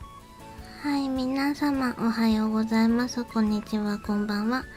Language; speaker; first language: Japanese; native; Japanese